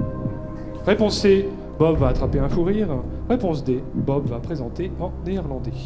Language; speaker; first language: French; native; French